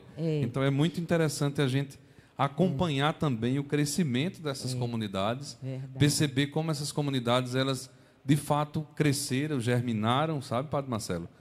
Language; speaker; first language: Portuguese; native; Portuguese